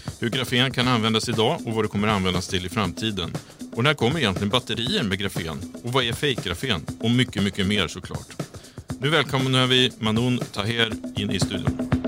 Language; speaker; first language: Swedish; native; Swedish